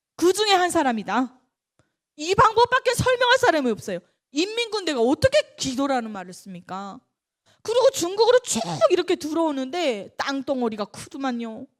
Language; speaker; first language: Korean; native; Korean